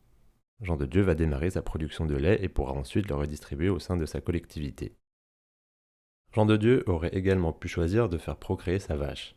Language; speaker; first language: French; native; French